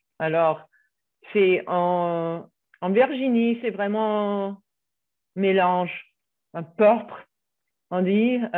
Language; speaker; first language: French; non-native, fluent; English